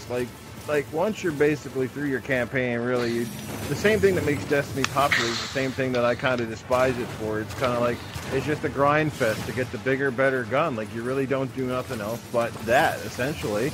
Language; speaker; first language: English; native; English